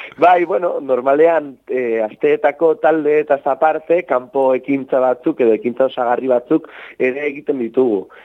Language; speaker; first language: Basque; native; Basque